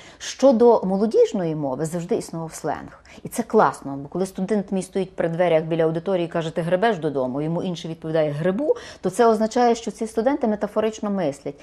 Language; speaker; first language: Ukrainian; native; Ukrainian